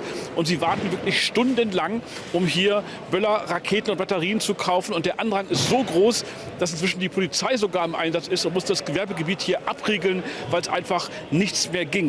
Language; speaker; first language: German; native; German